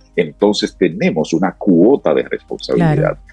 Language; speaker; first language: Spanish; native; Spanish